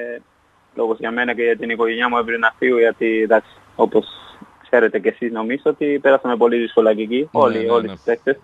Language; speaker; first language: Greek; non-native, fluent; Spanish